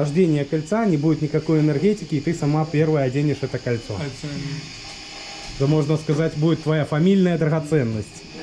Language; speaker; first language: Russian; native; Russian